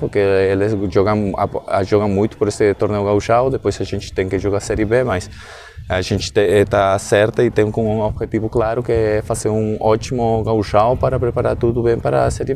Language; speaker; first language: Portuguese; non-native, learner; Spanish